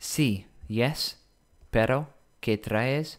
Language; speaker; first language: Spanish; non-native, learner; English